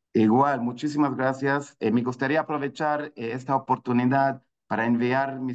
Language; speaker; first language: Spanish; non-native, fluent; Hebrew